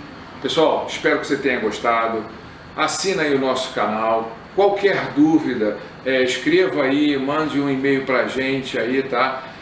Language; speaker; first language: Portuguese; native; Portuguese